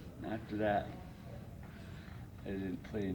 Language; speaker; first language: English; native; English